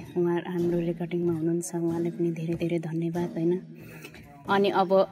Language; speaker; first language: Nepali; non-native, local second language; Limbu